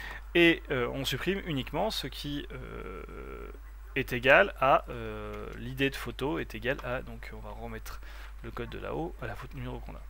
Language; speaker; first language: French; native; French